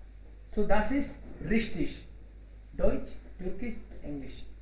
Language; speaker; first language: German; non-native, fluent; Hindi